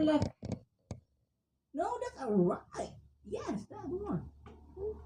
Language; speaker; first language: English; non-native, learner; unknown